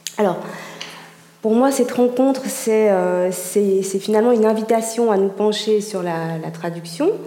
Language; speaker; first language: French; native; French